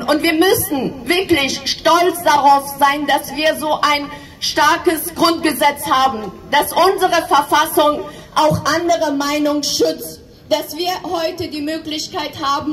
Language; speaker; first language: German; non-native, fluent; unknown